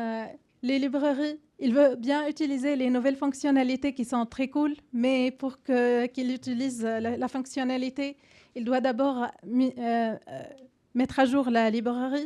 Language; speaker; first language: French; non-native, fluent; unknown